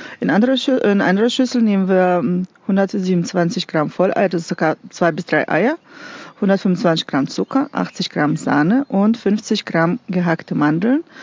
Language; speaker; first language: German; non-native, fluent; Russian